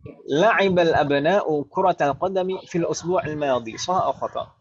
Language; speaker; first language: Arabic; non-native, fluent; Indonesian